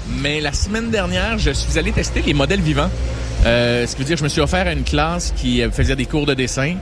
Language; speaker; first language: French; native; French